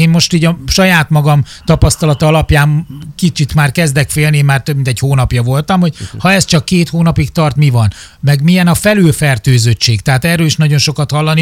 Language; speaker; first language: Hungarian; native; Hungarian